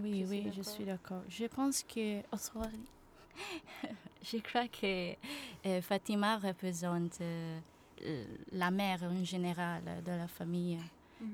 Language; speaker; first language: French; non-native, learner; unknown